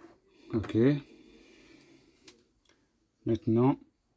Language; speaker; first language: French; native; French